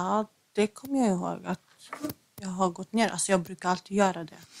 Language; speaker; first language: Swedish; non-native, fluent; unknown